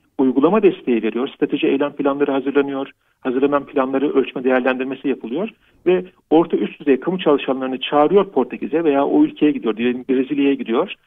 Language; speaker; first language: Turkish; native; Turkish